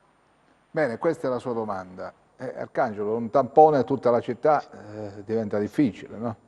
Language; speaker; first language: Italian; native; Italian